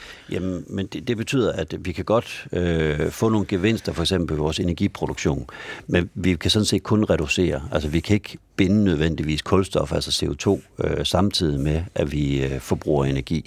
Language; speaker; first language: Danish; native; Danish